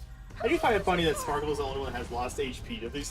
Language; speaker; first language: English; native; English